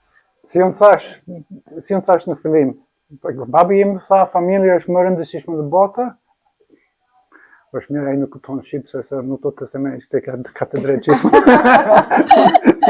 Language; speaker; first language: Albanian; non-native, learner; English